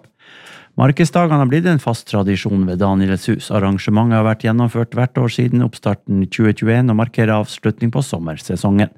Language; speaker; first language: Norwegian; native; Norwegian